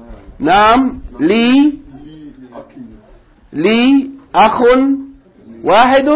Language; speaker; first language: Arabic; non-native, fluent; English